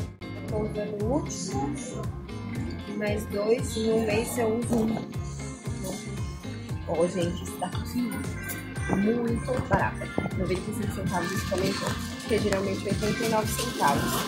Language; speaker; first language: Portuguese; native; Portuguese